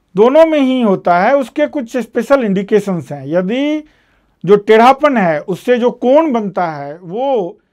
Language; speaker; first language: Hindi; native; Hindi